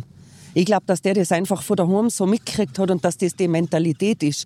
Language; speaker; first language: German; native; German